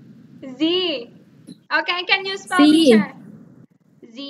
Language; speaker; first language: English; non-native, learner; Thai